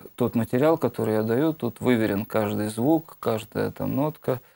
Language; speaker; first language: Russian; native; Russian